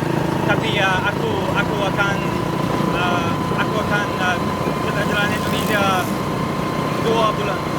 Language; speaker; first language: Indonesian; non-native, learner; English